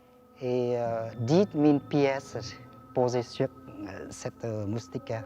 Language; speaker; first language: French; non-native, learner; Vietnamese